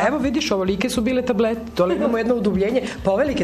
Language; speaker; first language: Serbian; native; Serbian